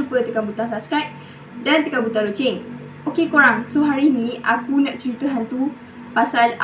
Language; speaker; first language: Malay; native; Malay